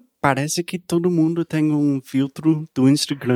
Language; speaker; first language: Portuguese; non-native, learner; English